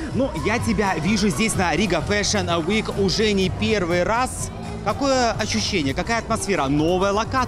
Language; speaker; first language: Russian; native; Russian